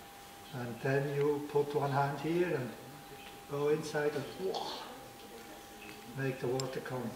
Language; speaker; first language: English; non-native, learner; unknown